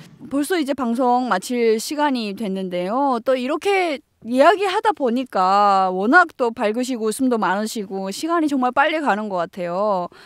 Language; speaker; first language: Korean; native; Korean